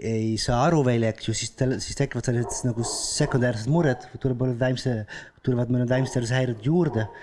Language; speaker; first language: Estonian; non-native, fluent; Dutch